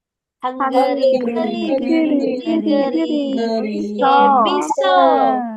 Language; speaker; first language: Korean; non-native, learner; Indonesian